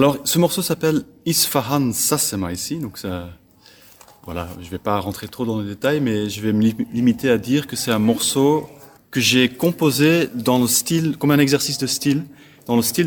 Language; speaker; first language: French; non-native, local second language; Dutch